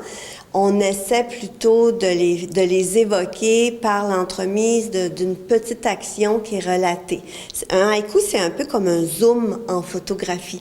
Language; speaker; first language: French; native; French